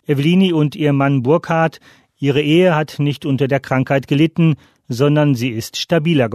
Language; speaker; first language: German; native; German